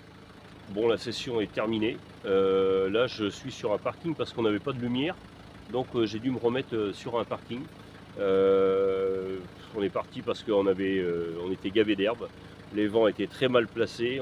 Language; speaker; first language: French; native; French